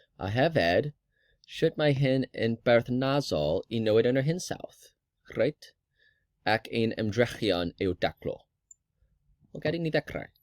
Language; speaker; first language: Welsh; non-native, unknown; English